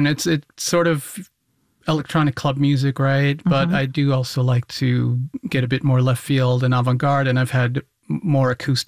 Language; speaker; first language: English; early bilingual, other home language; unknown